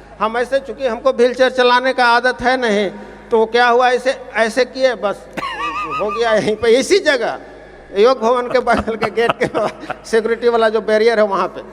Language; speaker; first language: Hindi; native; Hindi